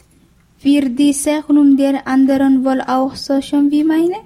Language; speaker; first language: German; non-native, learner; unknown